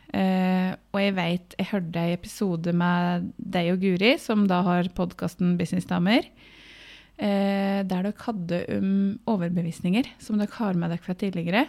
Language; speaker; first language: Norwegian; native; Norwegian